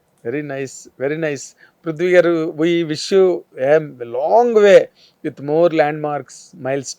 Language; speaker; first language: Telugu; native; Telugu